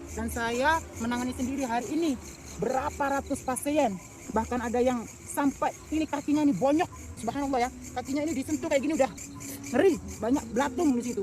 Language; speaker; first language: Indonesian; non-native, local second language; Madurese